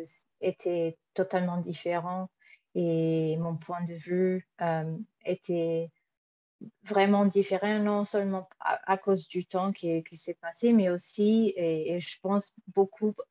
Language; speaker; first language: French; non-native, fluent; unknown